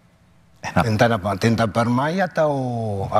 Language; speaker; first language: Indonesian; non-native, fluent; Spanish